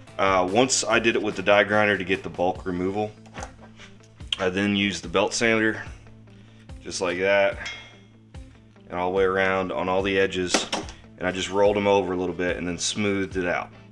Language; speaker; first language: English; native; English